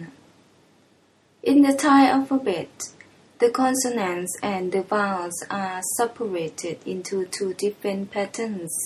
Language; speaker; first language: English; non-native, fluent; Thai